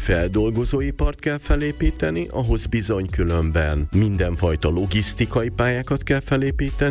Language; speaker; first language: Hungarian; native; Hungarian